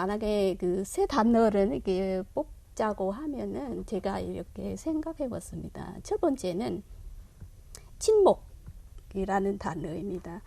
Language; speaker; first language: Korean; non-native, fluent; Vietnamese